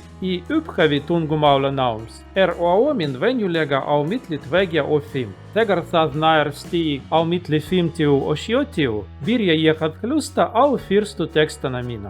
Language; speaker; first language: Icelandic; non-native, learner; Russian